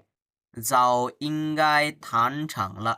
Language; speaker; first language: Chinese; non-native, fluent; Bangla